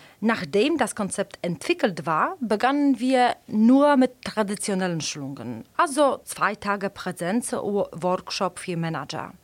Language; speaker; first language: German; non-native, fluent; Polish